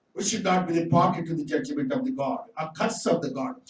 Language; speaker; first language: English; non-native, local second language; Telugu